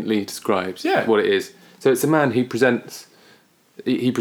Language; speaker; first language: English; native; English